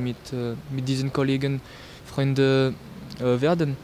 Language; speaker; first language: German; non-native, local second language; French